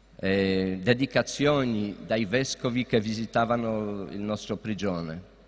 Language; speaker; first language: Italian; non-native, fluent; Polish